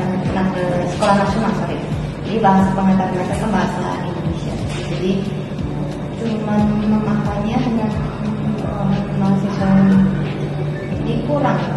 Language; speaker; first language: Indonesian; non-native, local second language; Min Nan Chinese